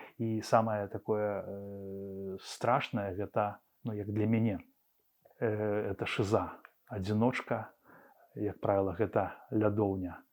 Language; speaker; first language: Belarusian; non-native, local second language; Russian